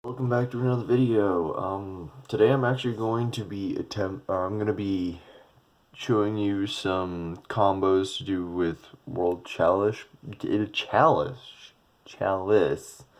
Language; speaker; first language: English; native; English